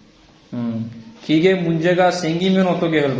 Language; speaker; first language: Korean; non-native, fluent; Punjabi